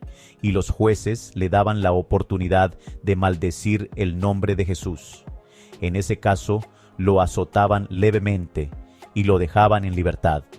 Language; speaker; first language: Spanish; native; Spanish